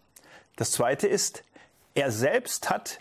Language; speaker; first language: German; native; German